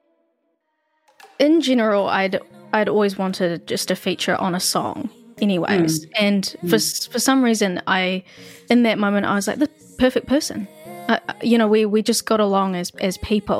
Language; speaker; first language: English; native; English